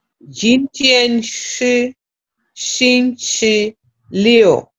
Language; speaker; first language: Chinese; non-native, learner; Shona